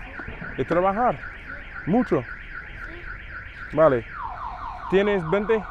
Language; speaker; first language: Spanish; non-native, learner; English